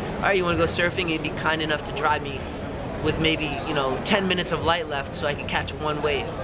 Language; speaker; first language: English; native; English